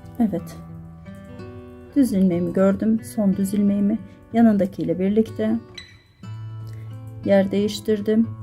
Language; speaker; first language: Turkish; native; Turkish